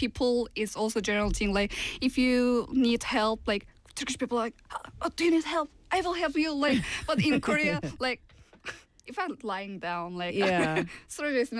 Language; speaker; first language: English; non-native, learner; Turkish